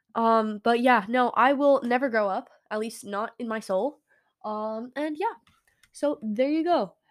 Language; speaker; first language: English; native; English